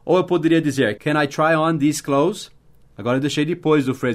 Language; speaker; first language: Portuguese; non-native, fluent; English